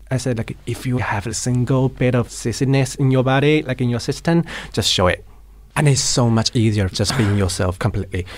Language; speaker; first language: English; non-native, fluent; Chinese